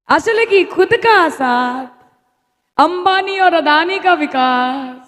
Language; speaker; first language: Hindi; non-native, local second language; Bangla